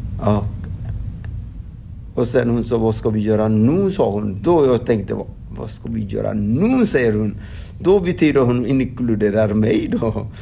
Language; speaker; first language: Swedish; non-native, fluent; Odia